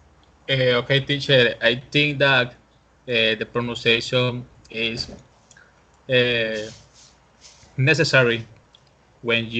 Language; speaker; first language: English; non-native, learner; Spanish